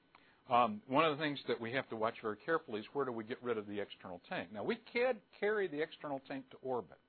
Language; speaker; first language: English; native; English